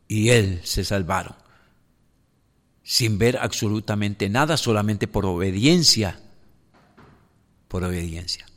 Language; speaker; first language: Spanish; native; Spanish